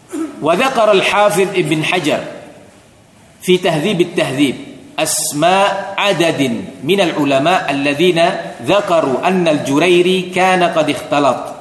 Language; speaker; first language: Arabic; non-native, fluent; Indonesian